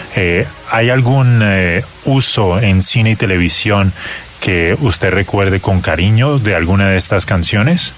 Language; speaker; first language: Spanish; native; Spanish